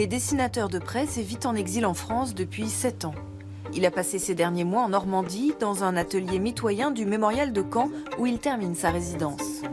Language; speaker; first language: French; native; French